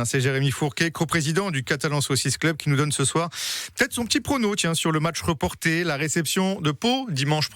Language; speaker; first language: French; native; French